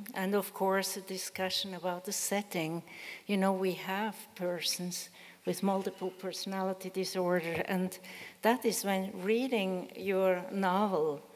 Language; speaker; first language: English; non-native, fluent; German